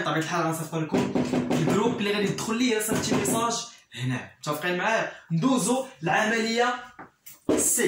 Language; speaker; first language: Arabic; native; Arabic